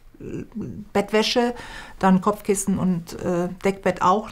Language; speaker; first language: German; native; German